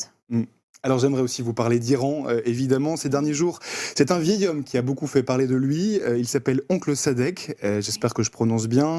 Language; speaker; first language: French; native; French